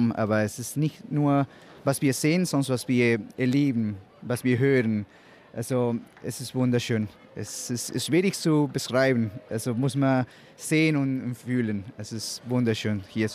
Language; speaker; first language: German; non-native, fluent; Spanish